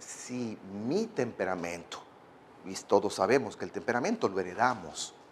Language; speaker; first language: Spanish; native; Spanish